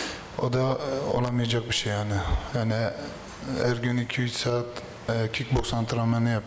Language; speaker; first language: Turkish; early bilingual, heritage; Turkish